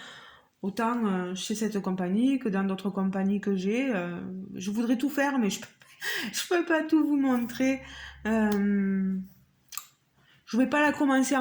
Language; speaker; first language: French; native; French